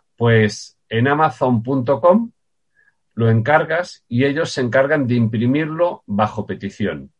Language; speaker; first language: Spanish; native; Spanish